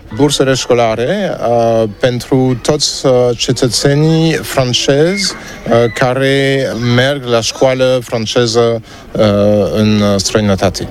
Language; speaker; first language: Romanian; non-native, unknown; French